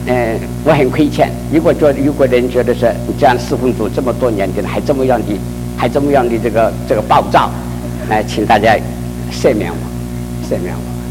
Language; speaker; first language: Chinese; native; Chinese